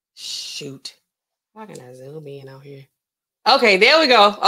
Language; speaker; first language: English; native; English